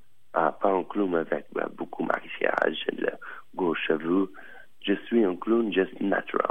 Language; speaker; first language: French; non-native, learner; English